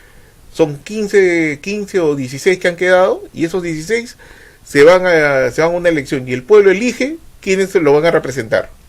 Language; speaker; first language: Spanish; native; Spanish